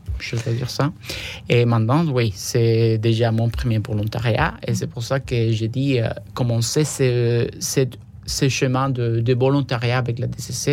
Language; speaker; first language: French; non-native, fluent; Spanish